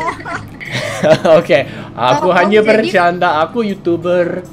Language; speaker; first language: Indonesian; non-native, learner; English